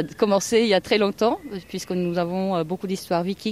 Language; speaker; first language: French; non-native, fluent; Norwegian